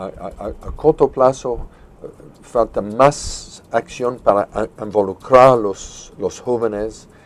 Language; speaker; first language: Spanish; non-native, fluent; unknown